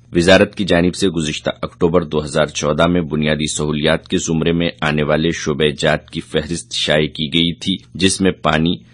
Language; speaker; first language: Urdu; native; Urdu